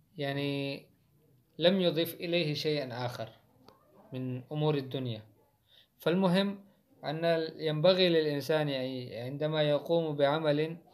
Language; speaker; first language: Arabic; non-native, fluent; Hindi